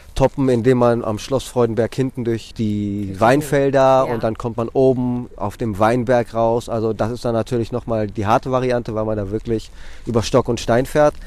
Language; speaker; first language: German; non-native, fluent; Greek